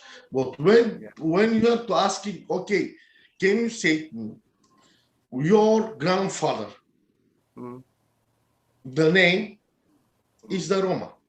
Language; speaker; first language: English; non-native, learner; Bulgarian